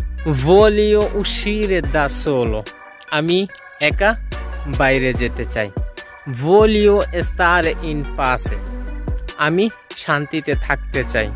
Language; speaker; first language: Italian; non-native, fluent; Bangla